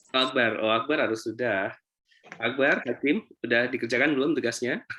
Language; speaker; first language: Indonesian; native; Indonesian